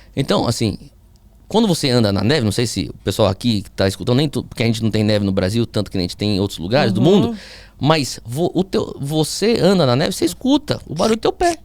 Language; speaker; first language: Portuguese; early bilingual, heritage; Portuguese